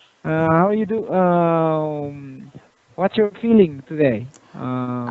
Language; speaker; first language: English; non-native, local second language; Filipino